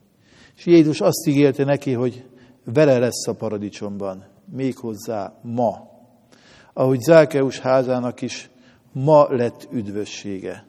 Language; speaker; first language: Hungarian; native; Hungarian